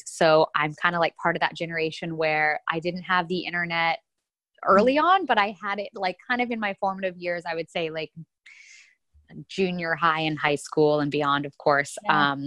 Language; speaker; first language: English; native; English